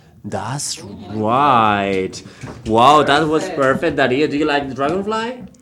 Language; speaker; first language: English; non-native, fluent; Spanish